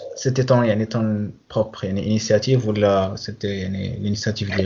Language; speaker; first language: French; non-native, local second language; Arabic